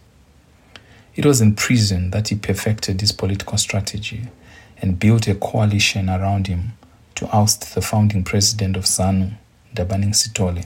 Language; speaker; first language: English; non-native, local second language; Shona